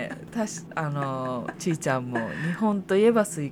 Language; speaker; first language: Japanese; native; Japanese